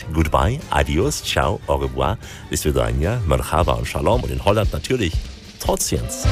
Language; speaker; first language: German; native; German